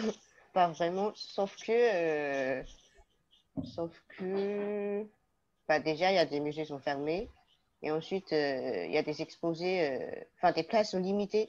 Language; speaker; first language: French; non-native, learner; Chinese